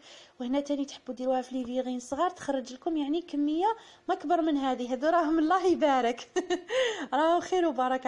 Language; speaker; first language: Arabic; native; Arabic